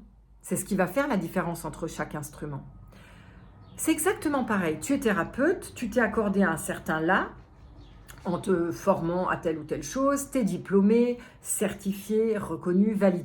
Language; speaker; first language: French; native; French